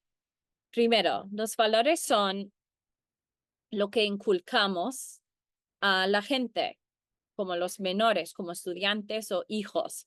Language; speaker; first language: Spanish; early bilingual, heritage; Spanish